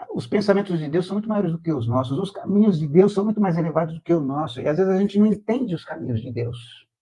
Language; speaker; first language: Portuguese; native; Portuguese